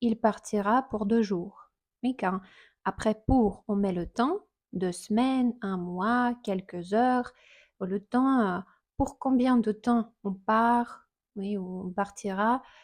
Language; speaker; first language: French; non-native, fluent; Russian